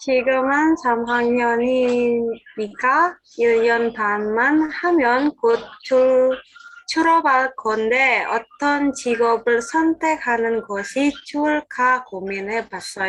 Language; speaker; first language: Korean; non-native, learner; Indonesian